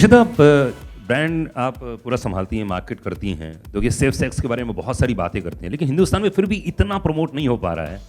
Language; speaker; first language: Hindi; native; Hindi